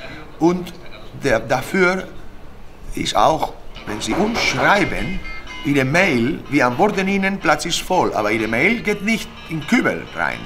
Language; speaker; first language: German; non-native, fluent; Spanish